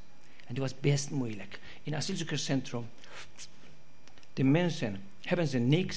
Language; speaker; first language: Dutch; non-native, fluent; Persian